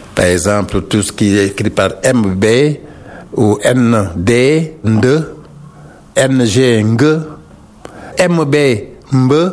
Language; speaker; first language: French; non-native, local second language; Wolof